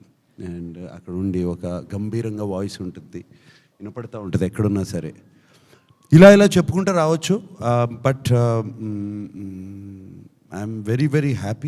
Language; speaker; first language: Telugu; native; Telugu